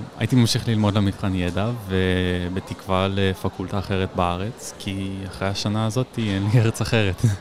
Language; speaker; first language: Hebrew; native; Hebrew